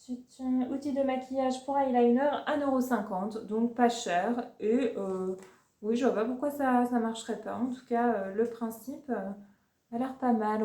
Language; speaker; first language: French; native; French